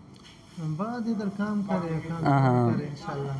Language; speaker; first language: Hindi; non-native, learner; Pashto